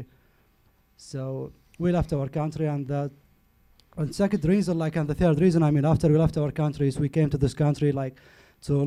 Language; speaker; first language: English; non-native, learner; Arabic